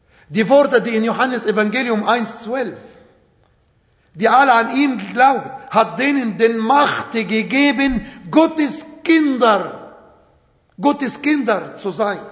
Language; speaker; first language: German; non-native, fluent; Arabic